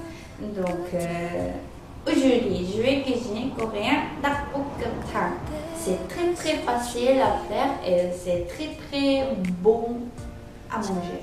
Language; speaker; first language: French; non-native, learner; Korean